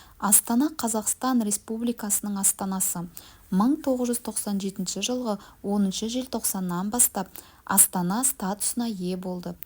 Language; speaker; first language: Kazakh; native; Kazakh